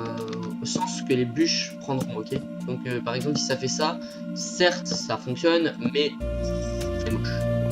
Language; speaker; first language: French; native; French